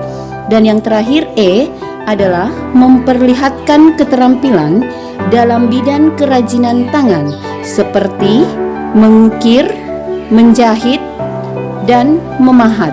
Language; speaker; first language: Indonesian; non-native, local second language; Buginese